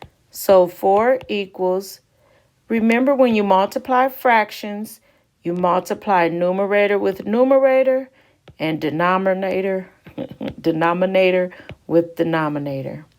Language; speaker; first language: English; native; English